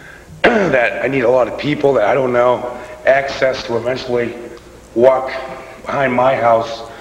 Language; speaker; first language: English; native; English